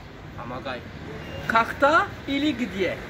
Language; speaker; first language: Russian; non-native, learner; Turkish